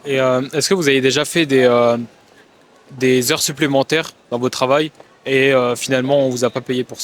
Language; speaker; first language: French; native; French